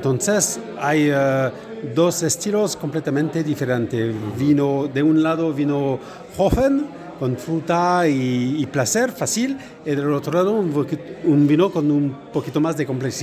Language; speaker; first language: Spanish; non-native, fluent; French